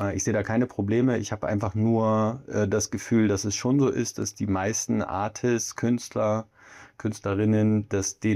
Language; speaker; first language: German; native; German